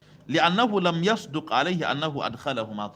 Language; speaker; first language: Arabic; non-native, fluent; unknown